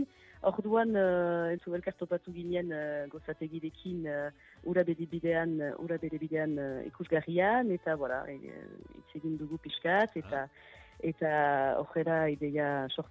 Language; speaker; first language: Basque; non-native, local second language; French